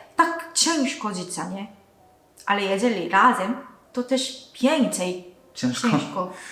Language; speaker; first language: Polish; non-native, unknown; Korean